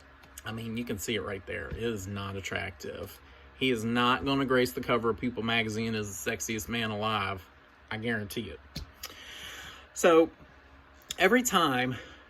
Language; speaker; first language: English; native; English